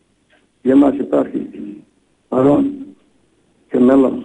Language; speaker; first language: Greek; non-native, fluent; Bosnian